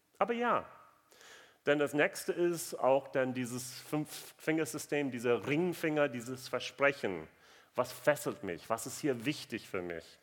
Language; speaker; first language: German; non-native, fluent; English